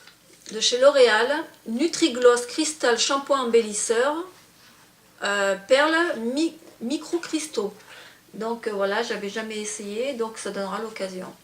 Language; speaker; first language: French; native; French